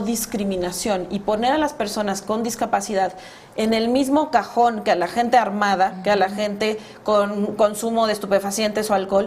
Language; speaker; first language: Spanish; native; Spanish